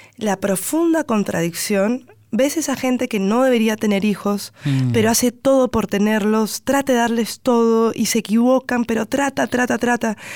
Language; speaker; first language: Spanish; native; Spanish